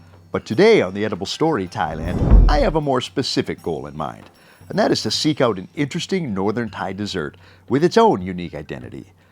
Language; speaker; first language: English; native; English